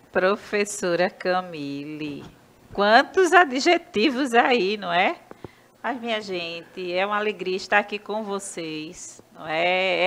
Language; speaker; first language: Portuguese; native; Portuguese